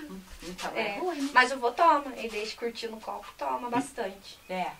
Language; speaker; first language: Portuguese; native; Portuguese